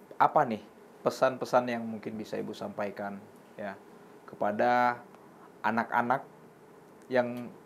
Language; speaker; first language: Indonesian; native; Indonesian